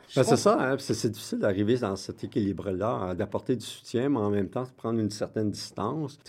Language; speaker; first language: French; native; French